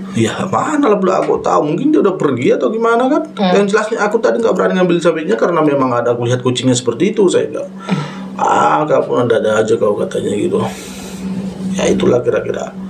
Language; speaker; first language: Indonesian; non-native, local second language; Batak Toba